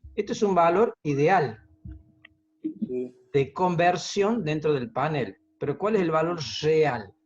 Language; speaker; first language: Spanish; native; Spanish